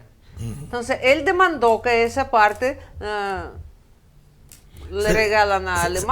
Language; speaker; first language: Spanish; non-native, fluent; Russian